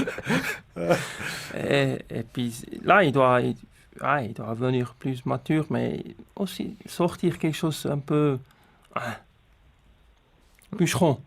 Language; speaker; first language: French; non-native, local second language; Swiss German